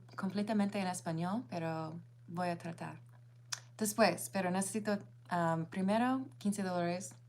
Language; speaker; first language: Spanish; non-native, learner; English